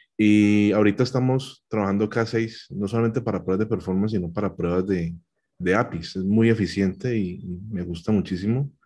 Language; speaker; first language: Spanish; native; Spanish